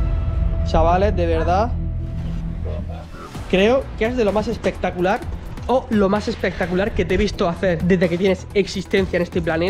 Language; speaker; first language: Spanish; native; Spanish